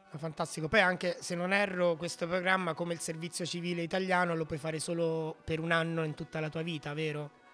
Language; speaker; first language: Italian; native; Italian